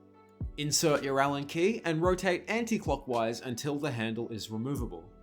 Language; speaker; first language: English; native; English